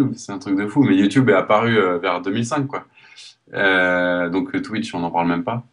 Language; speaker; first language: French; native; French